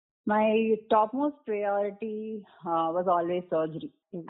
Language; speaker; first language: English; non-native, local second language; Malayalam